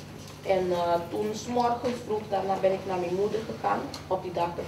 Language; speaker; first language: Dutch; early bilingual, other home language; Papiamento